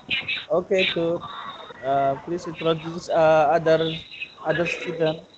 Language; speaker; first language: English; non-native, learner; Indonesian